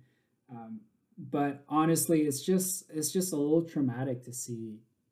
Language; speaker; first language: English; native; English